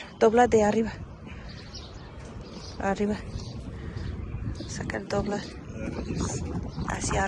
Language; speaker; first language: Spanish; non-native, learner; English